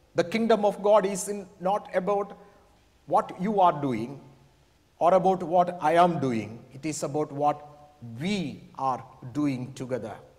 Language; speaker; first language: English; non-native, local second language; Malayalam